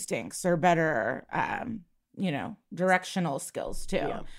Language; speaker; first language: English; early bilingual, other home language; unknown